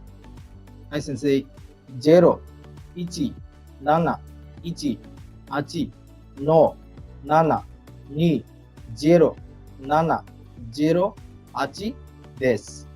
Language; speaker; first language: Japanese; non-native, learner; Bangla